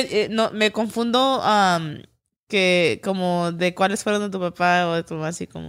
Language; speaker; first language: Spanish; early bilingual, heritage; Spanish